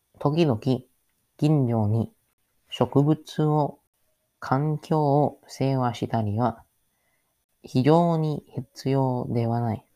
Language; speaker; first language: Japanese; non-native, learner; English